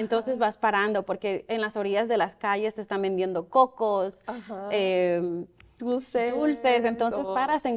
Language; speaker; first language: Spanish; early bilingual, other home language; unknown